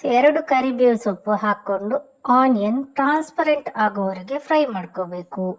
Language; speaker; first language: Kannada; native; Kannada